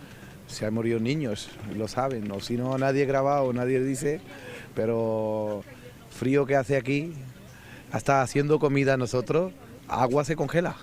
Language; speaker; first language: Spanish; non-native, learner; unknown